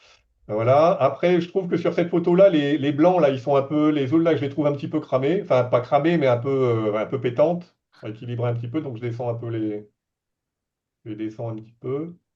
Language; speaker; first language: French; native; French